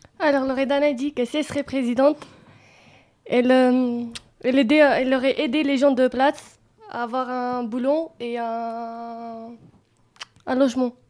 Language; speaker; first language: French; early bilingual, other home language; Romanian